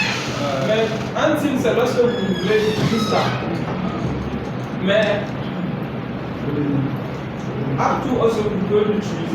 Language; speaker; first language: French; non-native, fluent; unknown